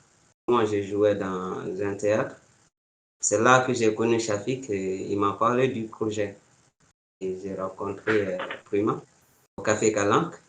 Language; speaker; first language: French; non-native, fluent; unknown